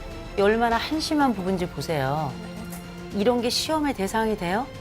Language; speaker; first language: Korean; native; Korean